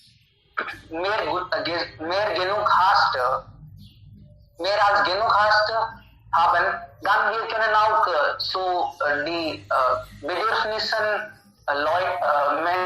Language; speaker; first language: German; non-native, learner; Hindi